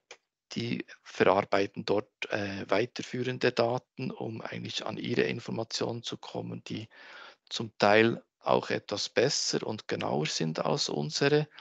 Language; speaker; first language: German; native; German